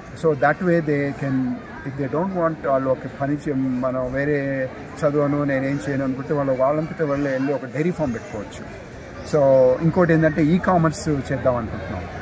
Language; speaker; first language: Telugu; native; Telugu